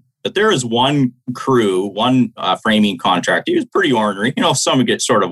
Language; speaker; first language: English; native; English